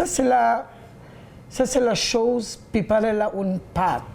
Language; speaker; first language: French; non-native, learner; Bangla